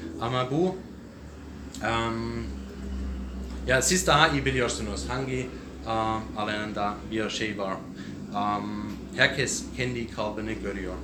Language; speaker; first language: Turkish; non-native, learner; English